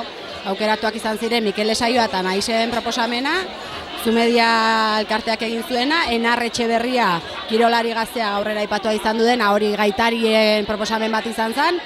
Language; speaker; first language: Basque; native; Basque